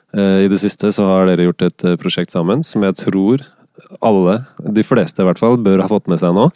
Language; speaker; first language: Norwegian; native; Norwegian